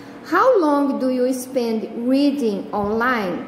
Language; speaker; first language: English; non-native, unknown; Portuguese